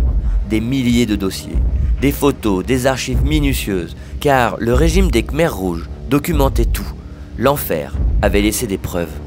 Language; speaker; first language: French; native; French